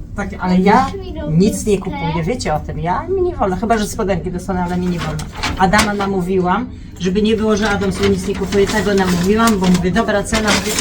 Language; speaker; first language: Polish; native; Polish